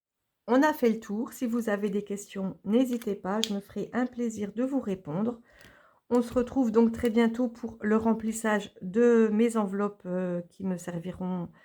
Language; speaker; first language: French; native; French